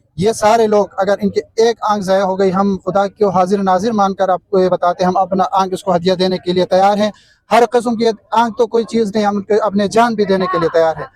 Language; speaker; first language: Urdu; non-native, local second language; Khowar